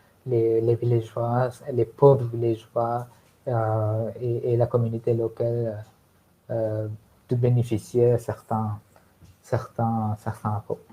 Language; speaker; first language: French; non-native, fluent; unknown